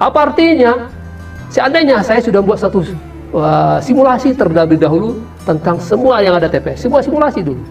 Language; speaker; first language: Indonesian; native; Indonesian